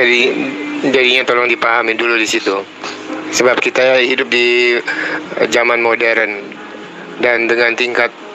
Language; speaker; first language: Indonesian; native; Indonesian